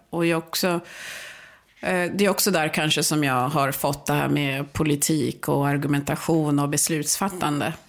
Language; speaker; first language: Swedish; early bilingual, other home language; Swahili